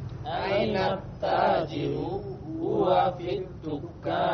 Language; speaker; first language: Arabic; non-native, learner; Indonesian